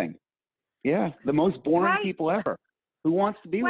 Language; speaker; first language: English; native; English